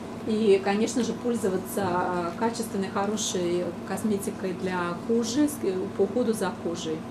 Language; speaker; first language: Russian; native; Russian